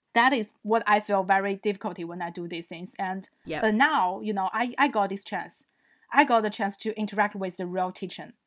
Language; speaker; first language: English; non-native, fluent; Chinese